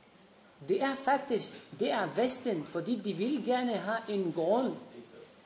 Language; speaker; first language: Danish; non-native, fluent; Arabic